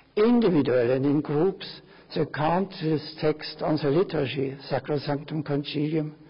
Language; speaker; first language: English; non-native, fluent; German